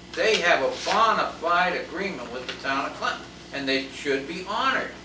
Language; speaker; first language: English; native; English